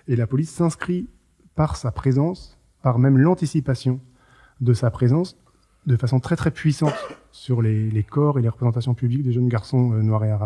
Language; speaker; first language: French; native; French